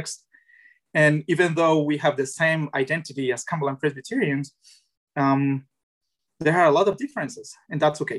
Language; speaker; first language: English; non-native, fluent; Spanish